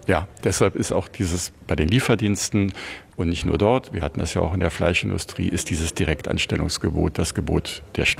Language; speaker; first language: German; native; German